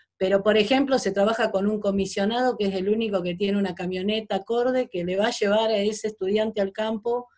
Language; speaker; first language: Spanish; native; Spanish